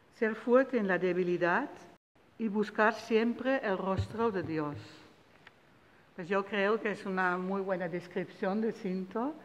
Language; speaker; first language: Spanish; non-native, fluent; Dutch